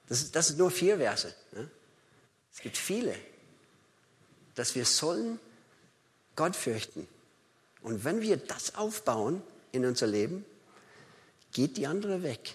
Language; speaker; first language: German; non-native, fluent; English